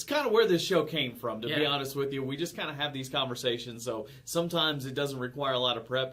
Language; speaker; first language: English; native; English